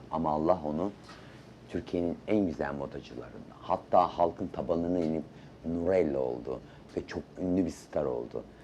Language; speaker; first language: Turkish; native; Turkish